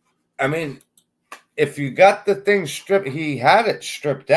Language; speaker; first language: English; native; English